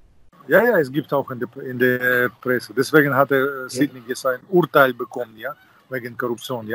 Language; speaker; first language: German; non-native, fluent; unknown